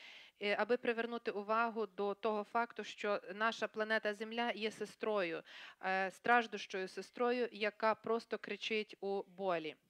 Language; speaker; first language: Ukrainian; native; Ukrainian